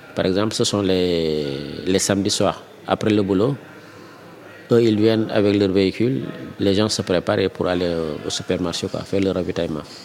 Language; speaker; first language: French; non-native, local second language; Wolof